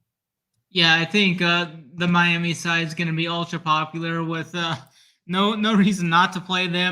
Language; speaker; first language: English; native; English